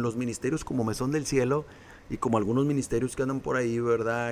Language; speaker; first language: Spanish; native; Spanish